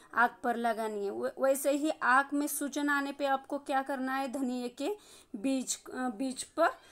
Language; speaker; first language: Hindi; non-native, local second language; Marathi